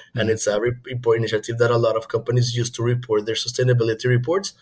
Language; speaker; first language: English; non-native, fluent; Spanish